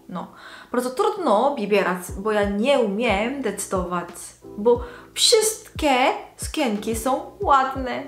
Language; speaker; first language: Polish; non-native, local second language; Korean